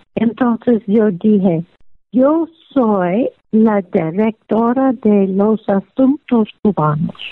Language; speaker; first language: Spanish; non-native, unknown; English